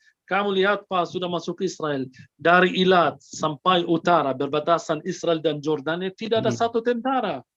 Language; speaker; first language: Indonesian; non-native, fluent; Arabic